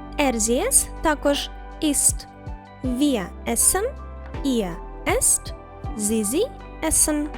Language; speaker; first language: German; non-native, fluent; Ukrainian